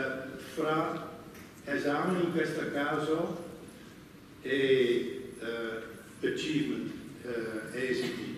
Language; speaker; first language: Italian; non-native, fluent; Dutch